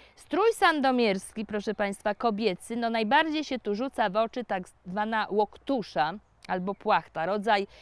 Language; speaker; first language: Polish; native; Polish